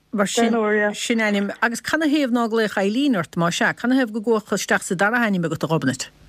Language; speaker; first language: Irish; native; Irish